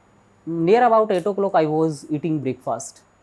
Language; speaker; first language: English; non-native, local second language; Hindi